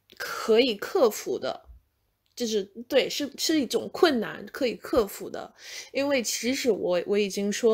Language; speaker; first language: Chinese; non-native, fluent; English